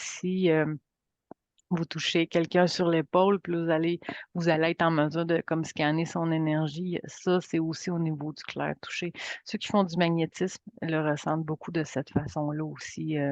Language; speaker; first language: French; native; French